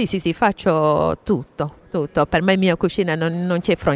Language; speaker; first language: Italian; non-native, fluent; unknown